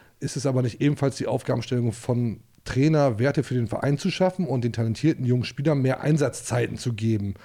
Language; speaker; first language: German; native; German